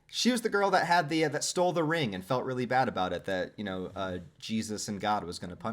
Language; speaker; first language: English; native; English